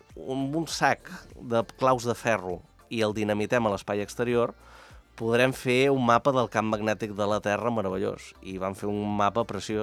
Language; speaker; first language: Catalan; native; Catalan